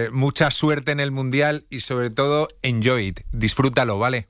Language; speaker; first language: Spanish; native; Spanish